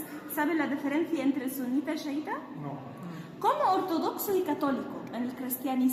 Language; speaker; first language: Spanish; non-native, fluent; Arabic